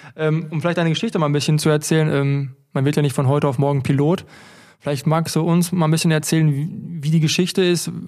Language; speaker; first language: German; native; German